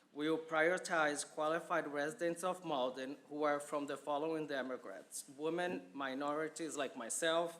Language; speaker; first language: English; non-native, fluent; Portuguese